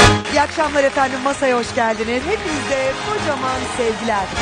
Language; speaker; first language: Turkish; native; Turkish